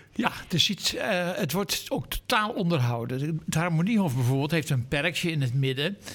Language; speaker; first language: Dutch; native; Dutch